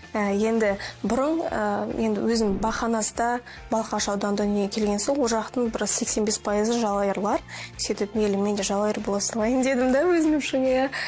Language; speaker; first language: Kazakh; non-native, local second language; Russian